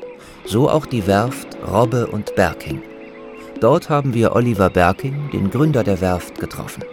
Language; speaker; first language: German; native; German